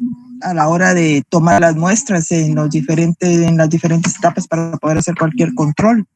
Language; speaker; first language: Spanish; native; Spanish